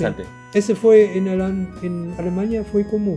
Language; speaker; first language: Spanish; non-native, learner; German